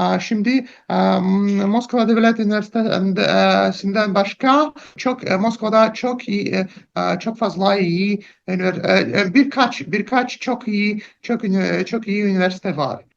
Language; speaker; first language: Turkish; non-native, learner; Russian